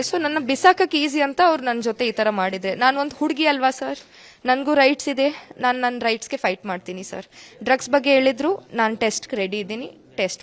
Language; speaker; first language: Kannada; non-native, local second language; Kodava